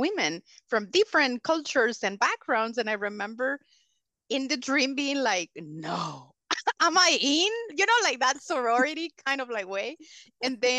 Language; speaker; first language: English; non-native, fluent; Spanish